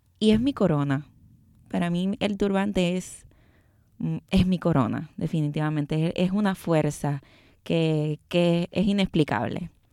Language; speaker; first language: Spanish; native; Spanish